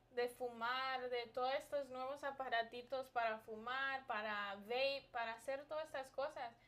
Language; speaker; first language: Spanish; early bilingual, other home language; English